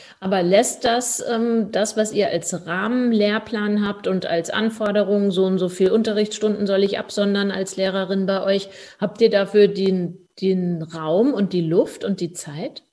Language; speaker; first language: German; native; German